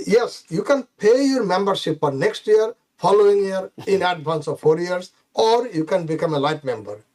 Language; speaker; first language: English; non-native, fluent; Bangla